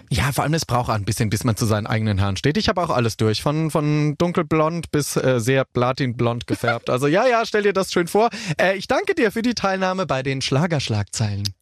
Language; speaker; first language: German; native; German